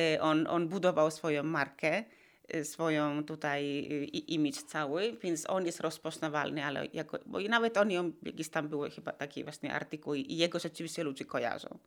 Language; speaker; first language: Polish; non-native, fluent; Finnish